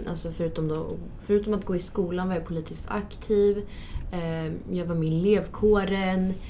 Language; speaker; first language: Swedish; early bilingual, other home language; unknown